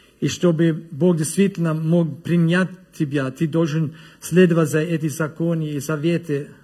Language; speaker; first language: Russian; non-native, learner; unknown